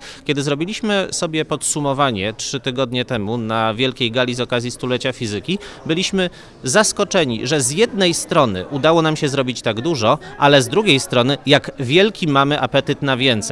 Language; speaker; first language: Polish; native; Polish